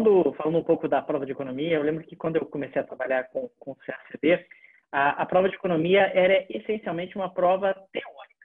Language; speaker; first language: Portuguese; native; Portuguese